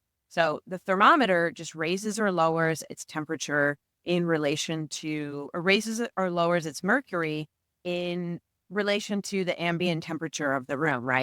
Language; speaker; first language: English; native; English